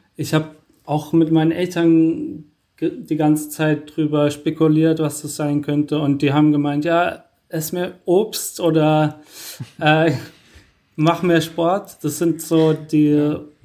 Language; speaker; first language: German; native; German